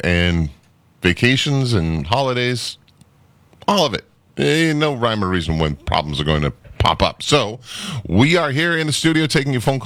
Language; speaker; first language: English; native; English